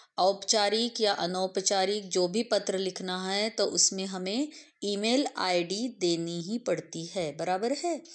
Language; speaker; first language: Hindi; non-native, local second language; Marathi